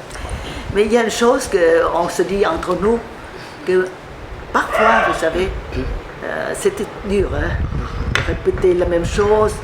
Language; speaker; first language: French; non-native, fluent; Vietnamese